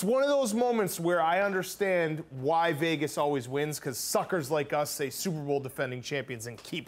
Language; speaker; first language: English; native; English